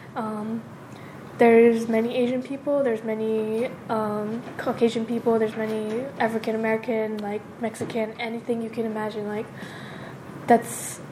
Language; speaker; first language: English; early bilingual, other home language; Japanese